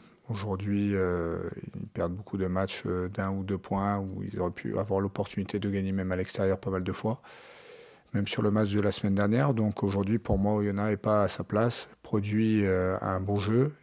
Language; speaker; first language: French; native; French